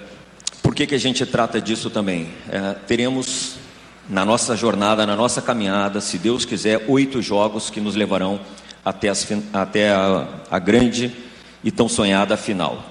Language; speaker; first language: Portuguese; native; Portuguese